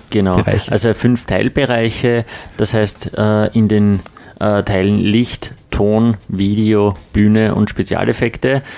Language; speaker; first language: German; native; German